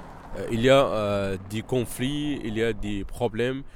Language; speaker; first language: French; non-native, fluent; Arabic